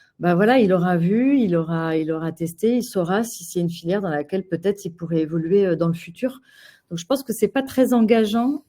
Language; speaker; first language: French; native; French